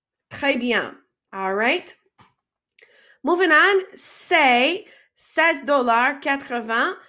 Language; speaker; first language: French; non-native, fluent; English